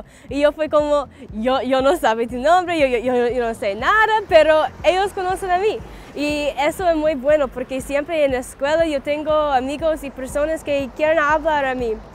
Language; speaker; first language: Spanish; non-native, learner; English